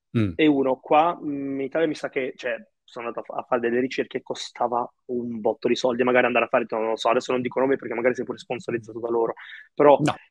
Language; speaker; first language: Italian; early bilingual, other home language; Arabic